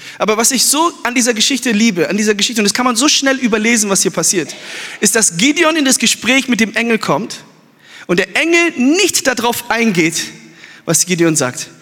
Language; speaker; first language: German; early bilingual, other home language; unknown